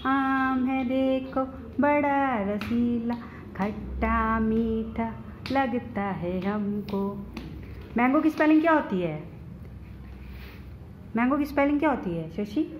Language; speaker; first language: Hindi; native; Hindi